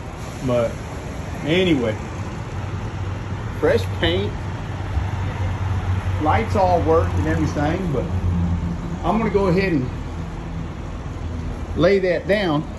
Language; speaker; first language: English; native; English